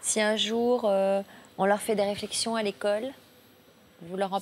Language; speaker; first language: French; native; French